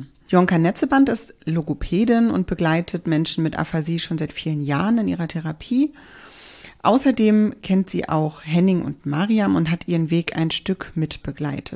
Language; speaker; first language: German; native; German